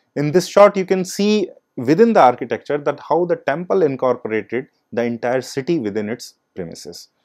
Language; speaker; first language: English; non-native, local second language; Hindi